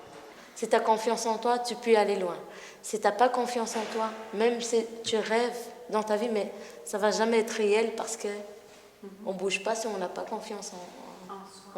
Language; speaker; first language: French; non-native, learner; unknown